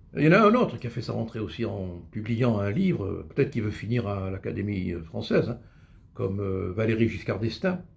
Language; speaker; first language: French; native; French